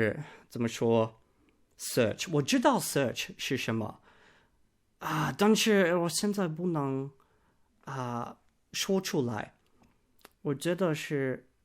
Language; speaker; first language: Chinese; non-native, learner; English